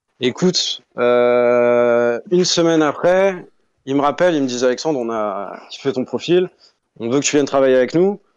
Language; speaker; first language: French; native; French